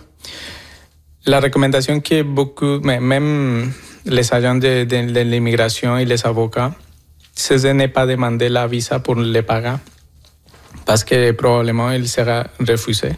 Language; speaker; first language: French; non-native, fluent; Spanish